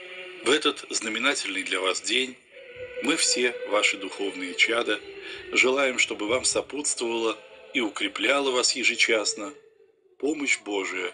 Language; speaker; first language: Russian; native; Russian